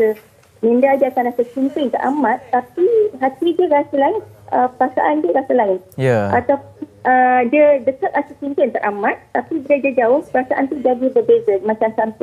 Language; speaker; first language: Malay; native; Malay